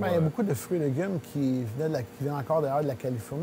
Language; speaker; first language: French; native; French